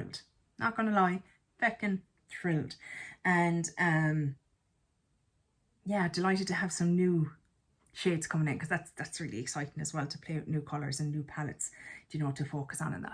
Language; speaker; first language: English; native; English